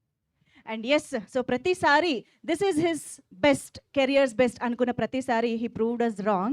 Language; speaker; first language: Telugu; native; Telugu